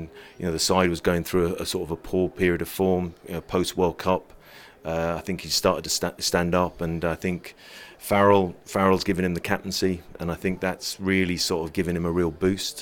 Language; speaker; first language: English; native; English